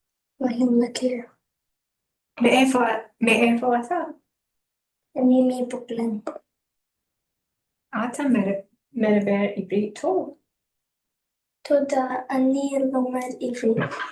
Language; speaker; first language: Hebrew; non-native, learner; English